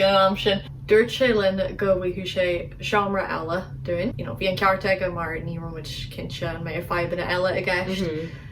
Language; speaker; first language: Irish; non-native, local second language; English